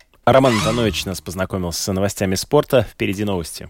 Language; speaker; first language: Russian; native; Russian